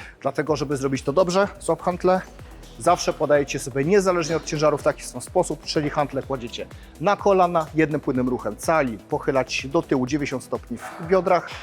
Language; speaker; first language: Polish; native; Polish